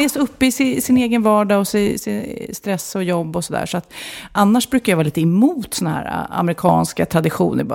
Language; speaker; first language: Swedish; native; Swedish